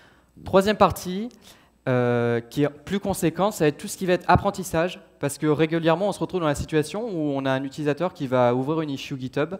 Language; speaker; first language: French; native; French